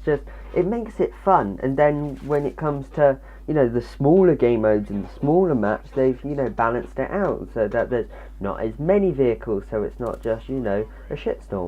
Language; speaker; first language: English; native; English